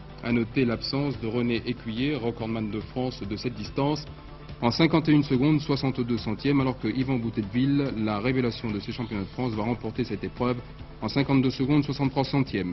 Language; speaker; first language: French; native; French